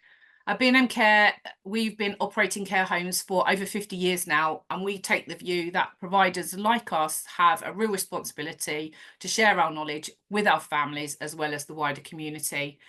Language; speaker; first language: English; native; English